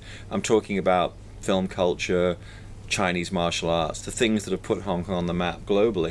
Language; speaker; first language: English; native; English